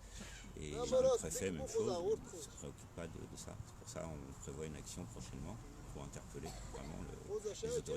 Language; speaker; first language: French; native; French